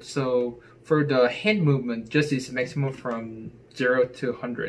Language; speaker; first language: English; non-native, fluent; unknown